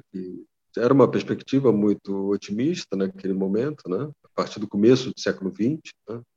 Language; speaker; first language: Portuguese; native; Portuguese